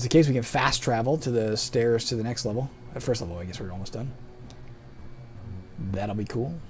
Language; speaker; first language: English; native; English